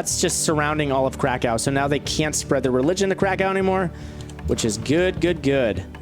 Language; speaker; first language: English; native; English